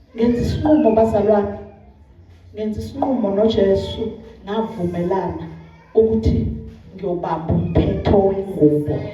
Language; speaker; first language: Zulu; non-native, local second language; Swati